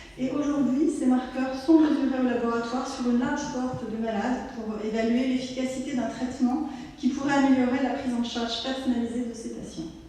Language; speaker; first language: French; native; French